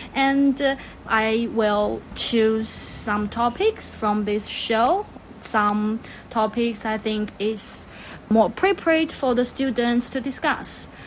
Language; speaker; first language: English; non-native, learner; Chinese